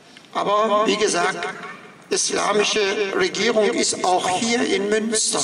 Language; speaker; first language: German; non-native, fluent; Persian